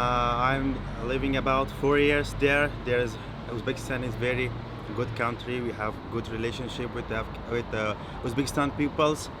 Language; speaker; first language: English; non-native, learner; Persian